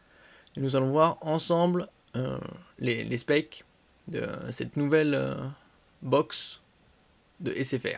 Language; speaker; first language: French; native; French